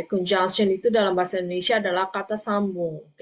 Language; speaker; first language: Indonesian; native; Indonesian